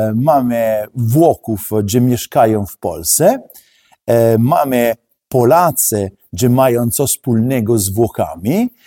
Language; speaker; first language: Polish; non-native, learner; Italian